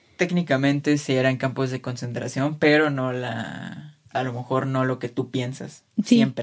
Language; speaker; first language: Spanish; native; Spanish